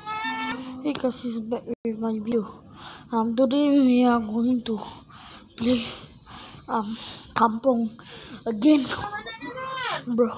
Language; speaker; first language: English; non-native, local second language; Malay